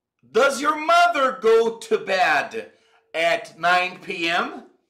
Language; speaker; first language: English; non-native, fluent; Portuguese